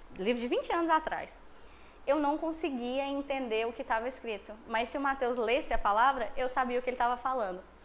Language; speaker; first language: Portuguese; native; Portuguese